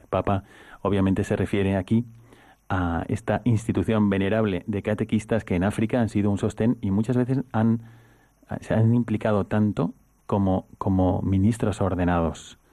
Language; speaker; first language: Spanish; native; Spanish